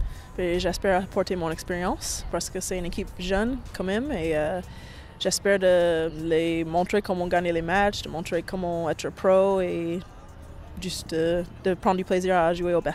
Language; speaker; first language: French; non-native, fluent; English